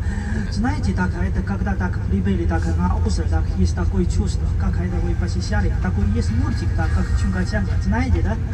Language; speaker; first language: Russian; non-native, learner; Chinese